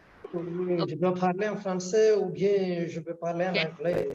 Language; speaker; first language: French; non-native, learner; Malayalam